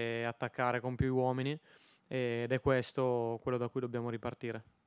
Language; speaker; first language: Italian; native; Italian